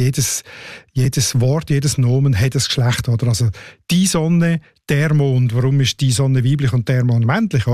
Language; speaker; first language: German; native; German